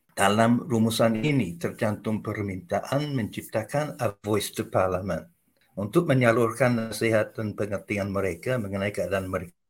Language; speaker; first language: Indonesian; non-native, fluent; English